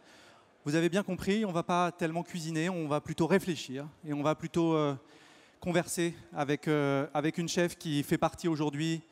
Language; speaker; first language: French; native; French